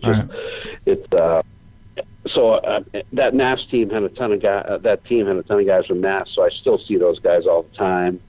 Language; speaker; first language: English; native; English